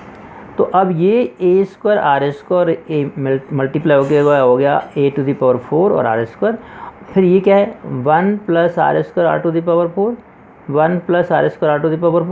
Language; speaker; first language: Hindi; native; Hindi